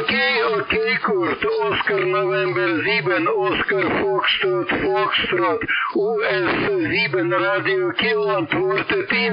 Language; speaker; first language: German; non-native, learner; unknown